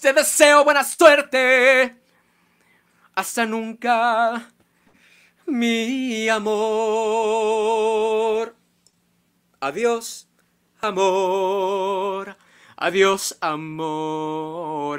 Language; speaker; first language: Spanish; native; Spanish